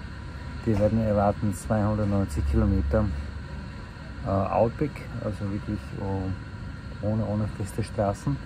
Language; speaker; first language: German; non-native, fluent; Slovak